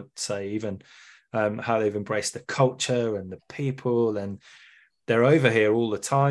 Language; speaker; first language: English; native; English